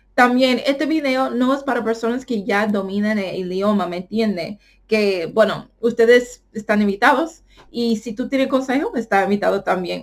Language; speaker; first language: Spanish; non-native, fluent; English